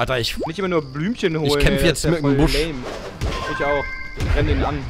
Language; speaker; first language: German; native; German